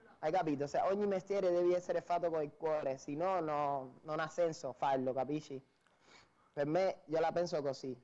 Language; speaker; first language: Italian; non-native, fluent; Spanish